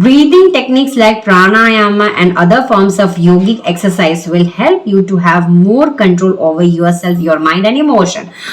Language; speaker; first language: English; non-native, local second language; Malayalam